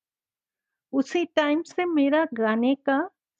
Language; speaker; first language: English; non-native, local second language; Bangla